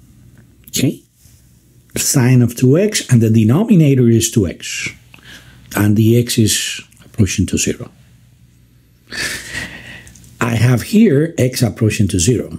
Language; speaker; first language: English; non-native, fluent; Spanish